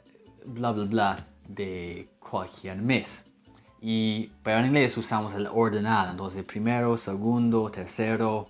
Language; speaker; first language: Spanish; non-native, fluent; English